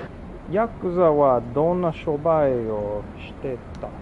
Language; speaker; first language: Japanese; non-native, learner; English